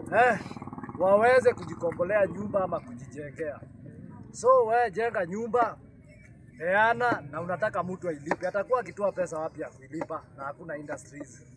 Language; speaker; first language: Swahili; non-native, local second language; Kikuyu